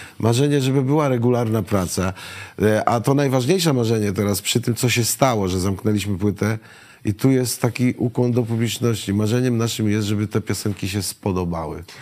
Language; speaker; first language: Polish; native; Polish